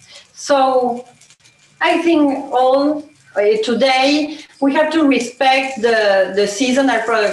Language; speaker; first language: English; non-native, learner; Spanish